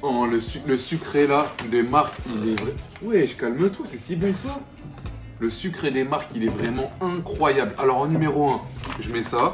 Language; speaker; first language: French; native; French